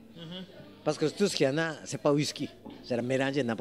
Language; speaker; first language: French; non-native, learner; Japanese